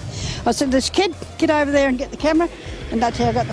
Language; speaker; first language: English; native; English